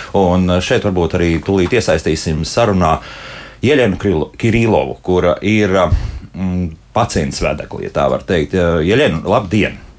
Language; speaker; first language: Latvian; native; Latvian